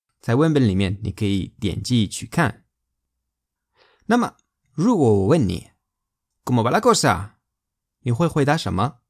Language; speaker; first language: Chinese; non-native, fluent; Spanish